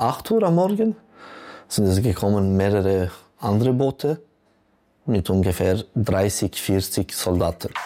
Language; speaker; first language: German; non-native, local second language; French